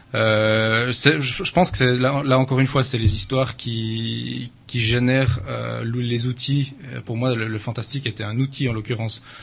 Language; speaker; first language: French; native; French